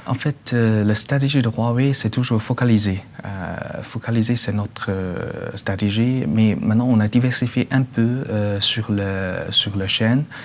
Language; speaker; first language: French; non-native, learner; Chinese